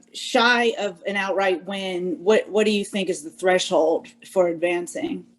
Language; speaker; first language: English; native; English